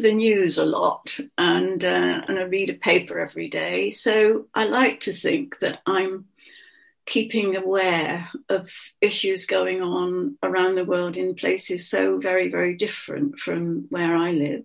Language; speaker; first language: English; native; English